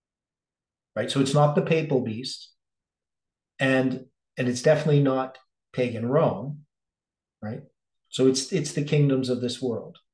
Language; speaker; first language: English; native; English